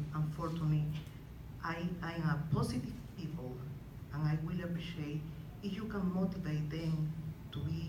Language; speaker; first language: English; non-native, fluent; Spanish